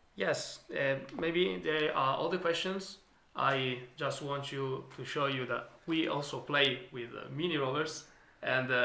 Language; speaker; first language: English; non-native, learner; Italian